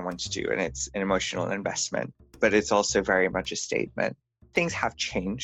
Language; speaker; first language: English; non-native, local second language; Bangla